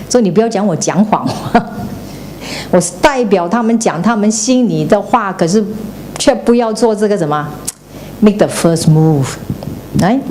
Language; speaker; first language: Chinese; native; Chinese